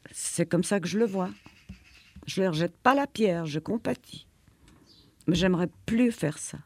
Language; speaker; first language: French; non-native, fluent; Polish